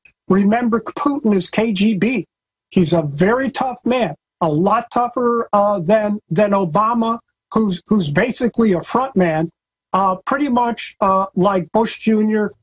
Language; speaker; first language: English; native; English